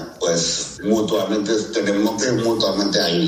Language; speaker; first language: Spanish; non-native, fluent; Chinese